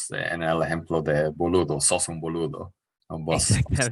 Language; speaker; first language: Spanish; non-native, fluent; English